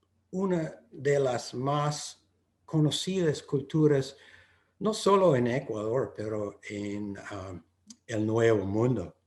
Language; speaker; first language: Spanish; non-native, fluent; English